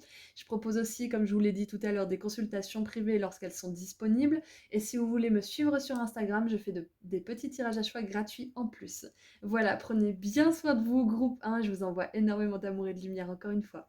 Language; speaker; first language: French; native; French